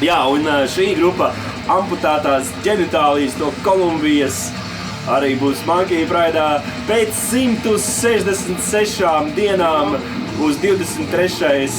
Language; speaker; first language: Latvian; native; Latvian